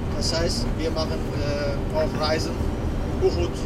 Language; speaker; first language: German; non-native, learner; Turkish